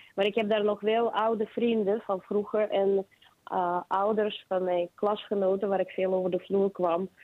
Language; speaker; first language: Dutch; non-native, fluent; Ukrainian